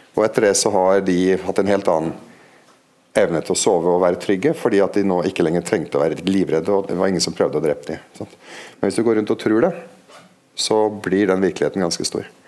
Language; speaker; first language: Norwegian; non-native, fluent; Arabic